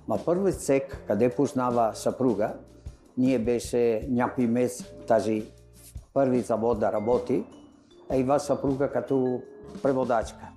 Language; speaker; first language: Bulgarian; non-native, learner; Italian